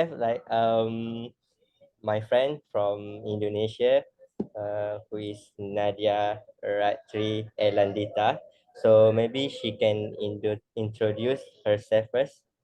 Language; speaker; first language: English; non-native, learner; Malay